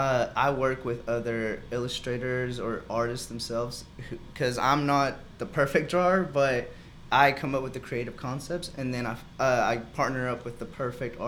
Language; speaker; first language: English; non-native, fluent; Spanish